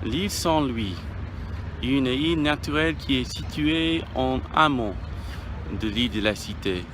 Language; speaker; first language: French; non-native, fluent; English